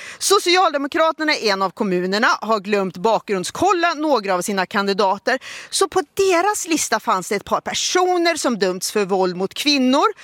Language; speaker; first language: Swedish; native; Swedish